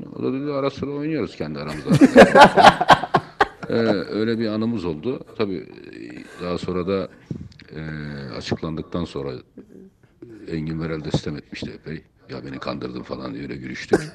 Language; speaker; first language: Turkish; native; Turkish